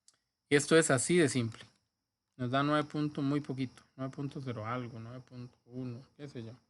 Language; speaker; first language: Spanish; native; Spanish